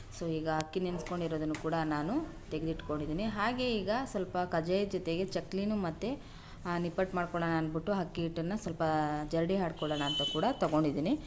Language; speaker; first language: Kannada; native; Kannada